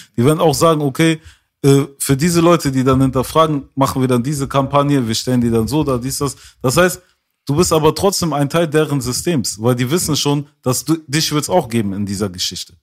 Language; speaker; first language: German; early bilingual, other home language; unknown